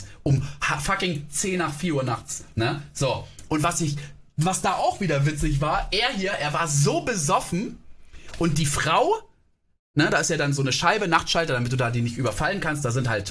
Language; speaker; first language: German; native; German